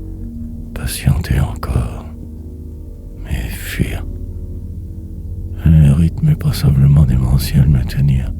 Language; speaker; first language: French; native; French